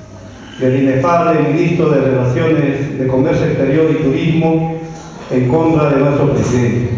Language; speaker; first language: Spanish; native; Spanish